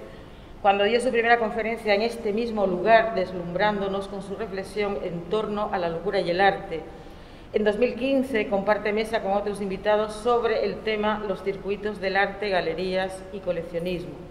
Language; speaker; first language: Spanish; native; Spanish